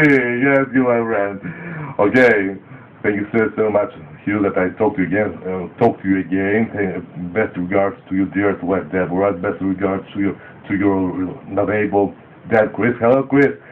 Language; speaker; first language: English; non-native, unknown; Greek